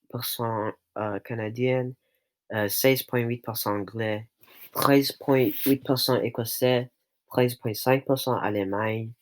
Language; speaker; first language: French; non-native, local second language; English